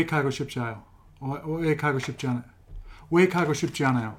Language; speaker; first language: Korean; non-native, fluent; English